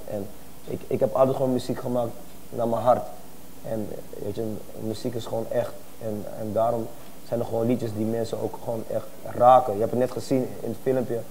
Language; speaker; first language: Dutch; native; Dutch